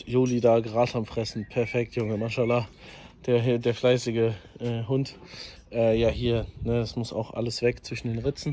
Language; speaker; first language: German; native; German